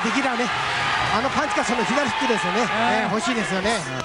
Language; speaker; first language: Japanese; native; Japanese